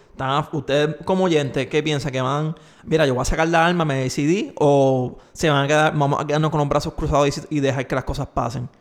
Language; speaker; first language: Spanish; native; Spanish